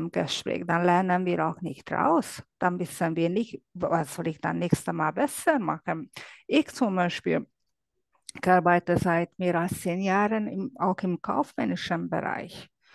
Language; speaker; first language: German; non-native, fluent; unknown